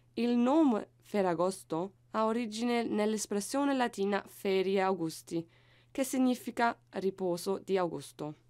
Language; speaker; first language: Italian; non-native, learner; German